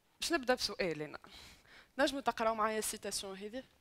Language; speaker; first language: Arabic; native; Arabic